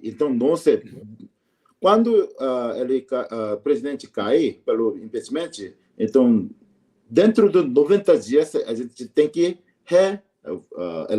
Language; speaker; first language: Portuguese; non-native, learner; Korean